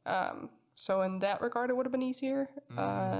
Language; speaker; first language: English; non-native, fluent; Danish